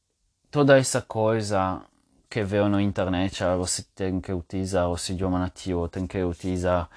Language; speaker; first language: Portuguese; non-native, fluent; Italian